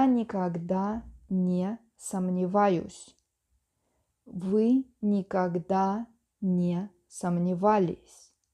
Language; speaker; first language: Russian; non-native, fluent; Spanish